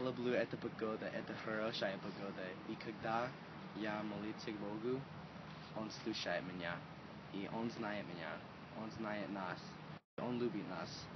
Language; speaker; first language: Russian; non-native, learner; English